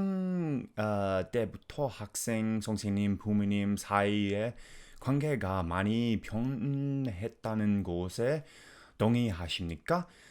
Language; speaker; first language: Korean; non-native, fluent; English